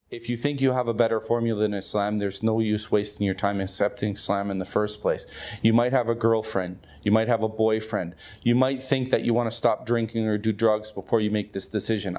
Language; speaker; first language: English; native; English